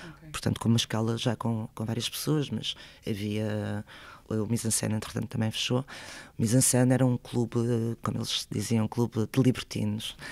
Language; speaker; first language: Portuguese; early bilingual, other home language; Spanish